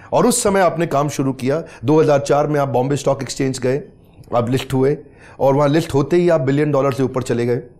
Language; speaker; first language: Hindi; native; Hindi